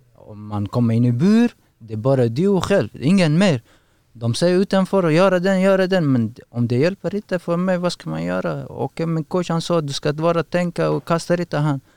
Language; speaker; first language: Swedish; non-native, learner; Persian